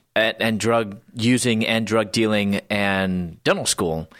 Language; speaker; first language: English; native; English